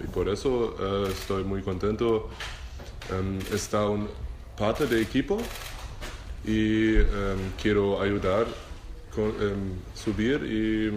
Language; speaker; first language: Spanish; non-native, learner; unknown